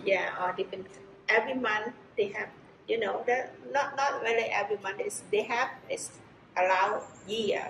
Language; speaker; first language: English; non-native, learner; Lao